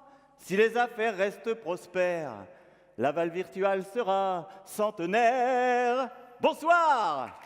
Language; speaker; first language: French; native; French